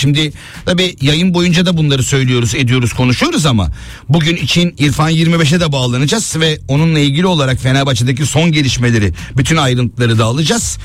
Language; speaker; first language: Turkish; native; Turkish